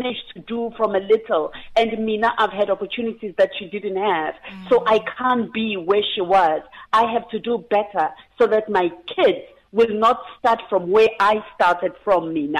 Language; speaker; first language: English; non-native, local second language; Zulu